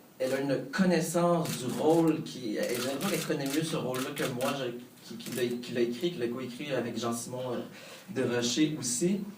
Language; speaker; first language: French; native; French